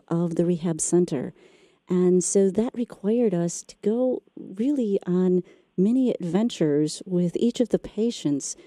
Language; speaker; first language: English; native; English